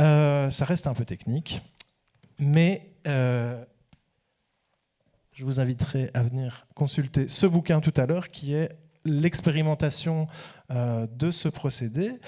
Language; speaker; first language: French; native; French